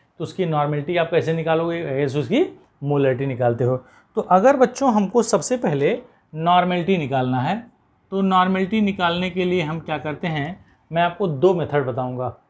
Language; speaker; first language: Hindi; native; Hindi